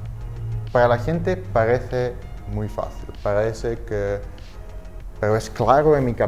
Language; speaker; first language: Spanish; non-native, fluent; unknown